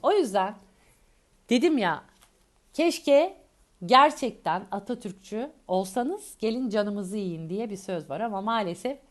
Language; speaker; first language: Turkish; native; Turkish